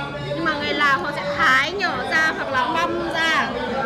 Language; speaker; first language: Vietnamese; non-native, fluent; Lao